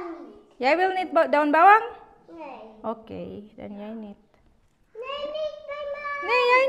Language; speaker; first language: Dutch; non-native, local second language; Indonesian